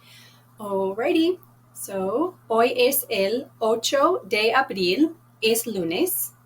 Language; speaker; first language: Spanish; non-native, fluent; English